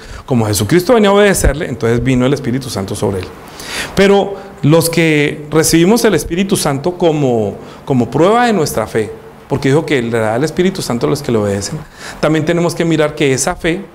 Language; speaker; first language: Spanish; native; Spanish